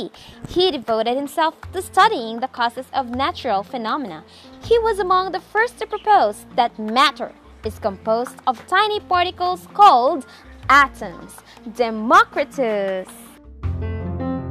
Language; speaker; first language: English; non-native, local second language; Cebuano